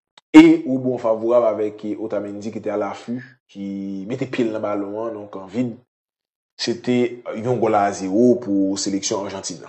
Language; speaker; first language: French; non-native, local second language; Haitian Creole